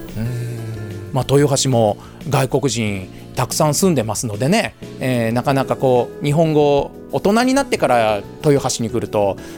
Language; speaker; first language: Japanese; native; Japanese